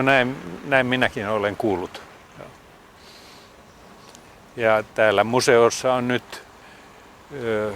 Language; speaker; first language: Finnish; native; Finnish